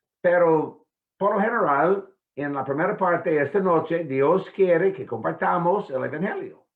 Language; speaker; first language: Spanish; non-native, fluent; English